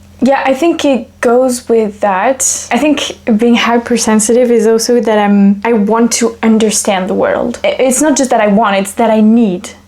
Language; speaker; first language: English; non-native, fluent; French